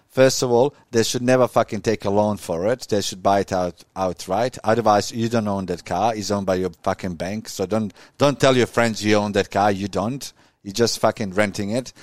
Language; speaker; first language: English; non-native, fluent; Croatian